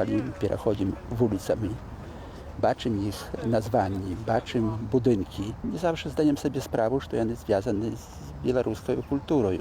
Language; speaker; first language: Polish; non-native, learner; Belarusian